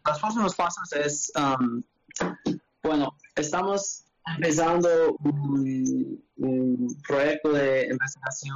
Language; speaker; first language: Spanish; non-native, learner; English